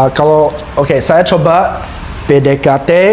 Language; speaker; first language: Indonesian; non-native, learner; English